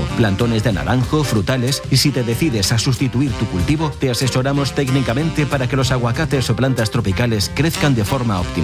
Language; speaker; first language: Spanish; native; Spanish